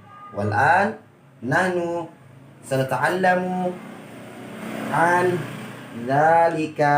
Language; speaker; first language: Arabic; non-native, learner; Indonesian